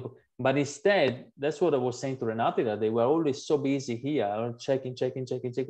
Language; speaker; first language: English; non-native, fluent; Italian